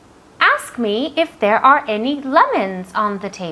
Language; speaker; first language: English; non-native, fluent; Spanish